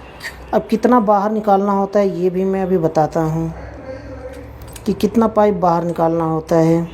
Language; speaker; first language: Hindi; native; Hindi